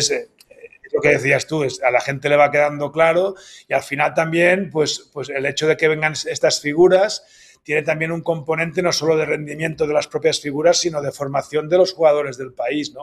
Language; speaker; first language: Spanish; native; Spanish